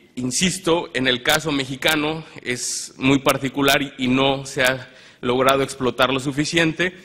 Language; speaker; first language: Spanish; native; Spanish